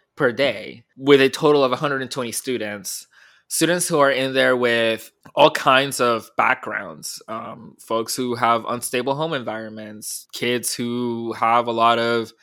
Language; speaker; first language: English; early bilingual, other home language; Spanish